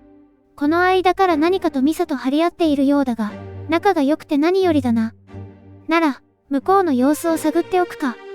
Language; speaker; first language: Japanese; native; Japanese